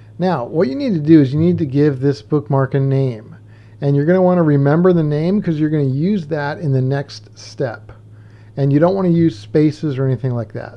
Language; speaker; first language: English; native; English